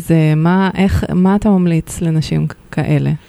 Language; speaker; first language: Hebrew; native; Hebrew